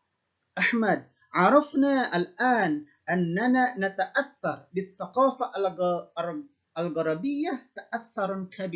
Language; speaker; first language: Arabic; non-native, fluent; Indonesian